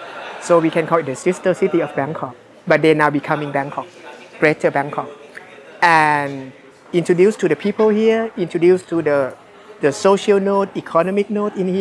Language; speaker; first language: English; non-native, fluent; Thai